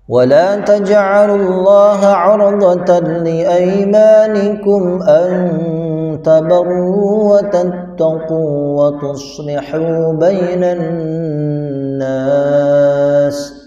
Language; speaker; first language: Arabic; non-native, fluent; Indonesian